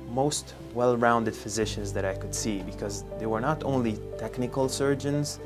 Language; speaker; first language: English; non-native, fluent; Arabic